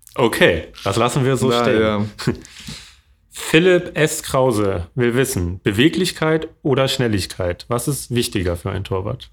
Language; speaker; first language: German; native; German